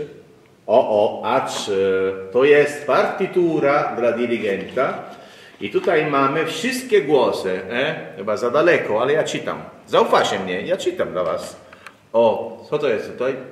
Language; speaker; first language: Polish; non-native, learner; Italian